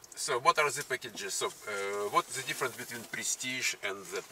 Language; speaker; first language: English; non-native, fluent; Russian